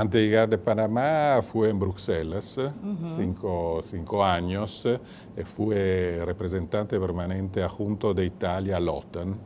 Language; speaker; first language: Spanish; non-native, fluent; Italian